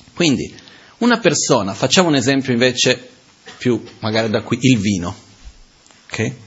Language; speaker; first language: Italian; non-native, fluent; Portuguese